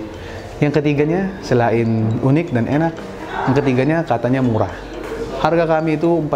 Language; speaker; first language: Indonesian; non-native, fluent; Filipino